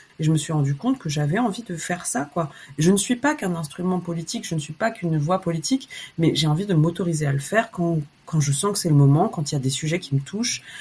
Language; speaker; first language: French; early bilingual, other home language; Chinese